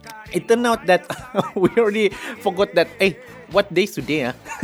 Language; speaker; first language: English; non-native, local second language; Malay